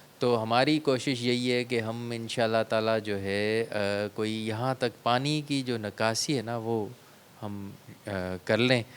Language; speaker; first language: Urdu; non-native, local second language; Sindhi